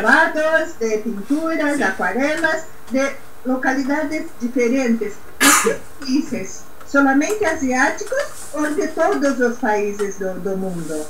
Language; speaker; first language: Spanish; non-native, learner; Portuguese